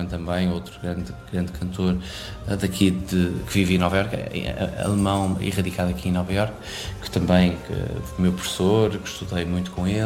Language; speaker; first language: Portuguese; native; Portuguese